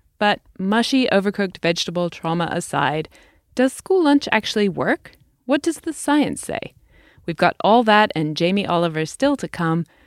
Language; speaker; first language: English; native; English